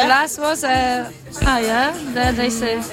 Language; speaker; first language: English; non-native, learner; German